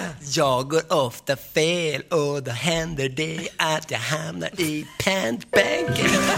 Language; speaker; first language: Swedish; native; Swedish